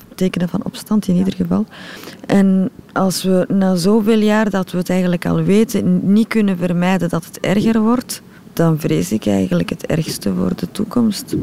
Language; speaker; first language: Dutch; early bilingual, other home language; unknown